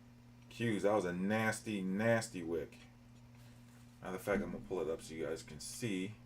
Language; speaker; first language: English; native; English